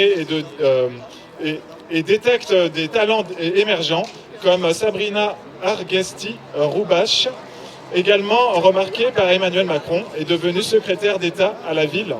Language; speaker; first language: French; native; French